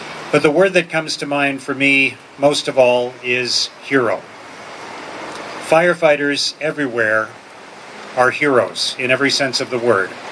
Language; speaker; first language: English; native; English